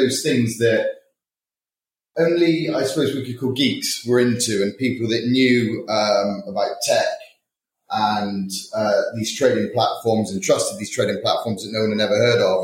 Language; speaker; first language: English; native; English